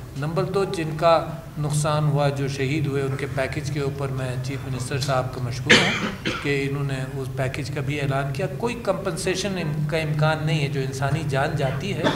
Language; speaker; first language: Urdu; native; Urdu